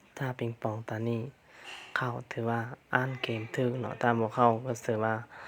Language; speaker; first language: Thai; native; Thai